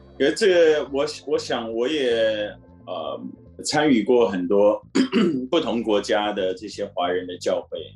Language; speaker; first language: Chinese; native; Chinese